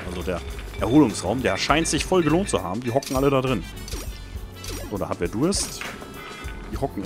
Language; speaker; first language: German; native; German